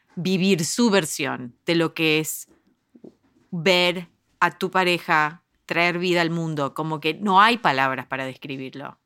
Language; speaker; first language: Spanish; early bilingual, heritage; Spanish